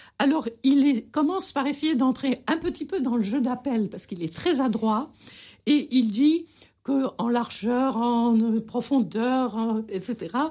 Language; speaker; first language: French; native; French